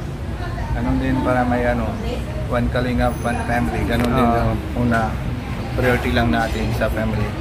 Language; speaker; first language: Filipino; non-native, learner; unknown